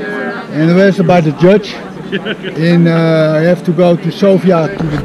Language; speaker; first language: English; non-native, learner; Dutch